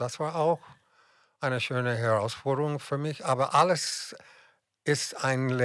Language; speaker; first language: German; non-native, fluent; English